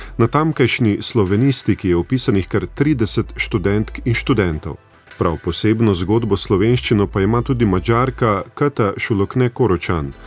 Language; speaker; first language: Slovenian; native; Slovenian